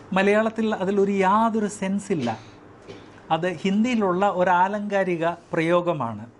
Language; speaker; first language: Malayalam; non-native, local second language; Hindi